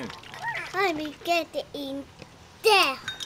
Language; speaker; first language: Swedish; early bilingual, heritage; English